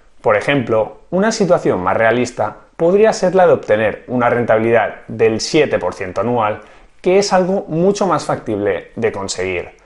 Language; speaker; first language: Spanish; native; Spanish